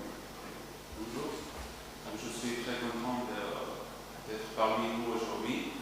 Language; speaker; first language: French; non-native, learner; Arabic